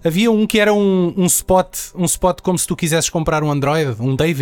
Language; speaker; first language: Portuguese; native; Portuguese